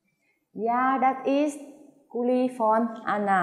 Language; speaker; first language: German; non-native, fluent; Vietnamese